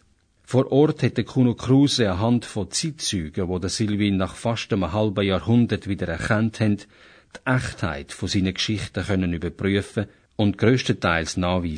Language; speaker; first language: German; native; German